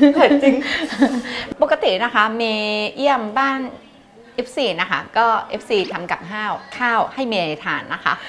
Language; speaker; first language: Thai; non-native, fluent; Japanese